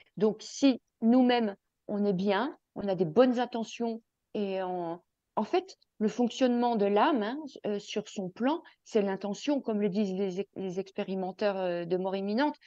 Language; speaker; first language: French; native; French